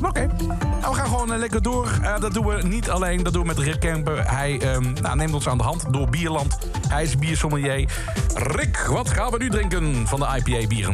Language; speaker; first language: Dutch; native; Dutch